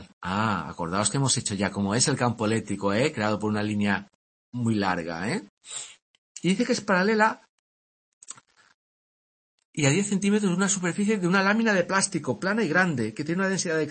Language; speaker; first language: Spanish; native; Spanish